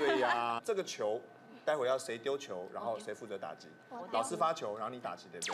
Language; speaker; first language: Chinese; native; Chinese